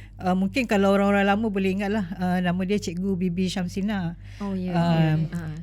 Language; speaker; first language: Malay; native; Malay